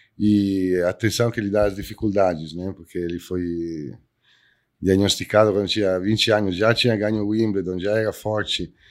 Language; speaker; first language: Portuguese; non-native, fluent; Italian